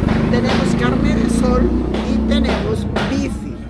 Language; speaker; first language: Spanish; non-native, learner; Portuguese